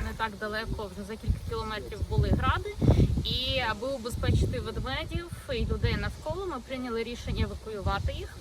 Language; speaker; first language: Ukrainian; native; Ukrainian